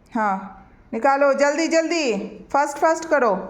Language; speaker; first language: Hindi; non-native, local second language; Bangla